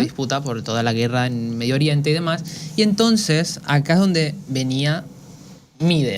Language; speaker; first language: Spanish; native; Spanish